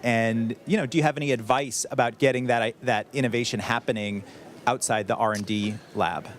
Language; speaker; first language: English; native; English